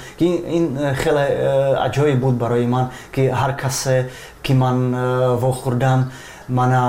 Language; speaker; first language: Persian; non-native, fluent; Czech